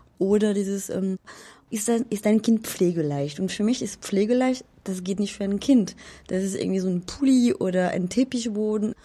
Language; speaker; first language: German; non-native, fluent; French